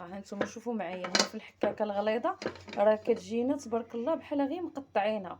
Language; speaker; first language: Arabic; native; Arabic